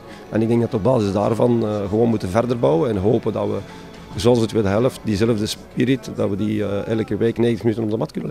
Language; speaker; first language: Dutch; native; Dutch